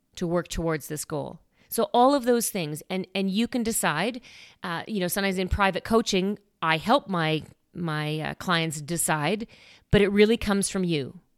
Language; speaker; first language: English; native; English